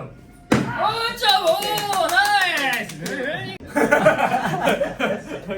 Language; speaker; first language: English; non-native, learner; Japanese